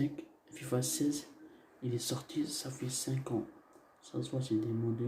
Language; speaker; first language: French; non-native, learner; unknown